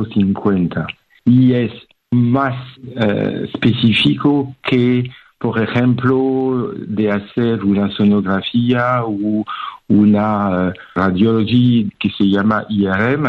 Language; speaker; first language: Spanish; non-native, fluent; French